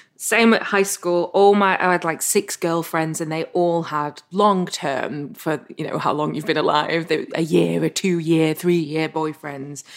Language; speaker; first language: English; native; English